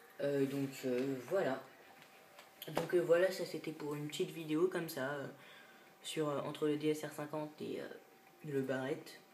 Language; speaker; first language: French; native; French